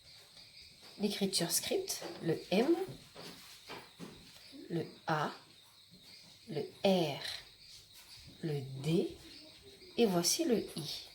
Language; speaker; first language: French; native; French